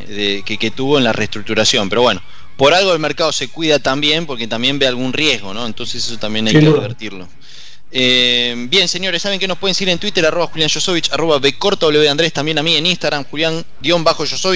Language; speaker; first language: Spanish; native; Spanish